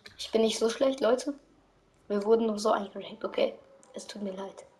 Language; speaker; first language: German; native; German